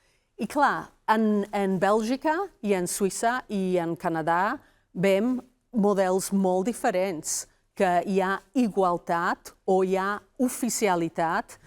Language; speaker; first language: Catalan; non-native, fluent; Welsh